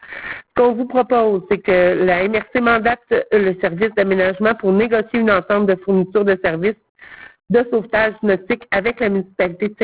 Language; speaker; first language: French; native; French